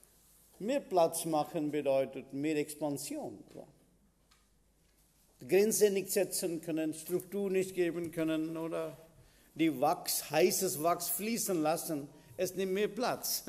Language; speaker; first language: German; non-native, fluent; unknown